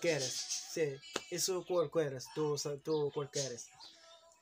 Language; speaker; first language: Spanish; non-native, learner; Arabic